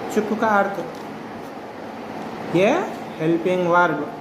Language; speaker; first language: Hindi; non-native, local second language; Telugu